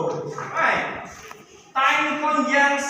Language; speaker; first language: English; non-native, learner; Indonesian